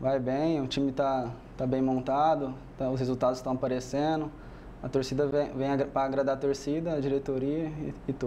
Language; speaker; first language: Portuguese; native; Portuguese